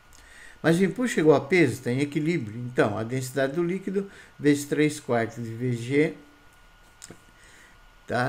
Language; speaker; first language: Portuguese; native; Portuguese